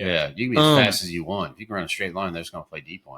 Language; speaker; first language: English; native; English